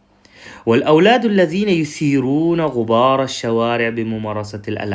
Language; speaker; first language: Arabic; non-native, fluent; Uzbek